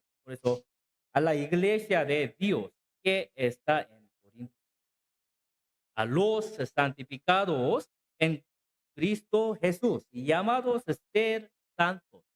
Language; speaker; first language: Spanish; non-native, learner; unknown